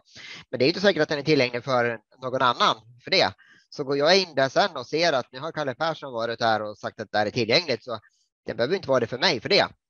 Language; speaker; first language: Swedish; native; Swedish